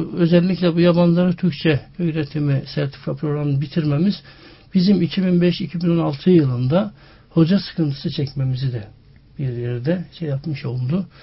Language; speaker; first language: Turkish; native; Turkish